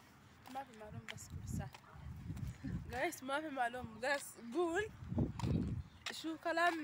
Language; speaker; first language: Arabic; non-native, learner; Amharic